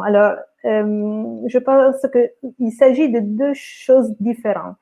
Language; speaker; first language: French; non-native, fluent; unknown